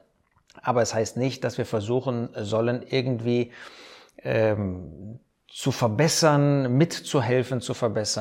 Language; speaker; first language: German; native; German